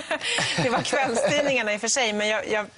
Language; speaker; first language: Swedish; native; Swedish